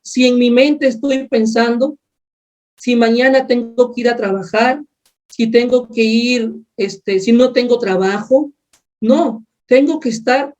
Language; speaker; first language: Spanish; native; Spanish